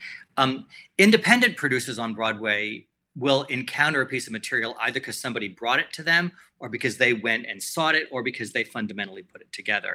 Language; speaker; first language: English; native; English